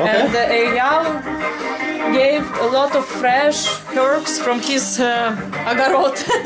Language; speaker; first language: English; non-native, learner; Russian